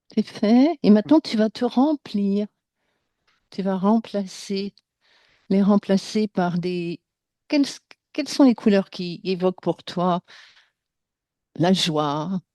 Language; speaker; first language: French; native; French